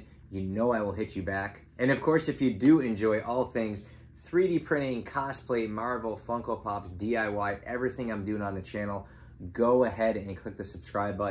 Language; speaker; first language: English; native; English